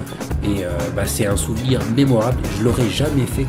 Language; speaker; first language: French; native; French